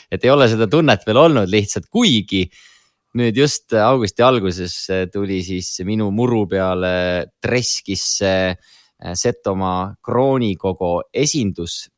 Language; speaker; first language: Estonian; native; Estonian